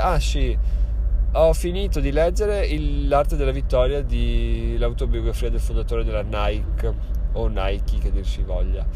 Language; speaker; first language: Italian; native; Italian